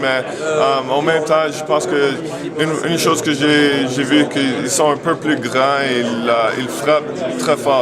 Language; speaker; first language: French; non-native, local second language; English